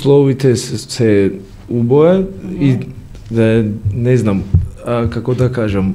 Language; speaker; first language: Macedonian; non-native, learner; Georgian